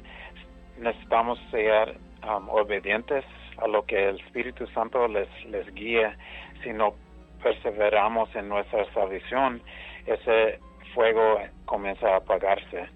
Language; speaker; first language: Spanish; early bilingual, heritage; English